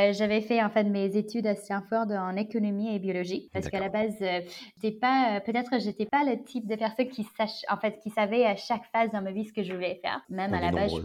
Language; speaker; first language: French; non-native, fluent; English